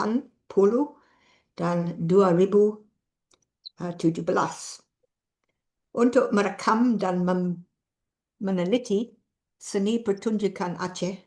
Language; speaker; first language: Indonesian; non-native, fluent; English